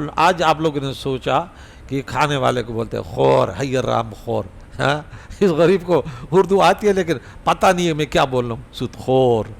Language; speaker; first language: Urdu; non-native, local second language; Pashto